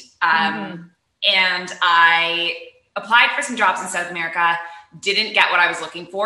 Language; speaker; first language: English; native; English